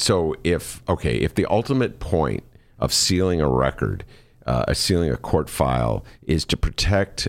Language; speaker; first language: English; native; English